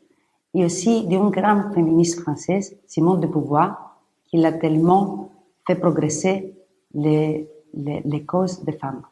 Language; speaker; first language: French; non-native, fluent; Greek